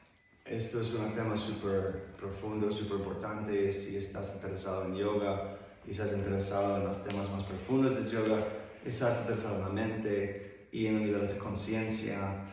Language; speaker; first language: Spanish; non-native, fluent; English